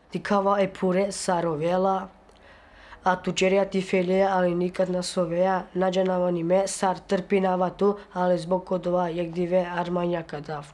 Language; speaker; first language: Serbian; non-native, local second language; Romany